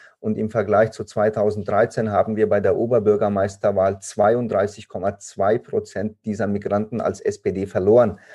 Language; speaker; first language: German; early bilingual, other home language; Turkish